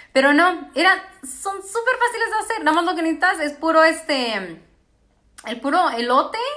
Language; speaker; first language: Spanish; early bilingual, other home language; English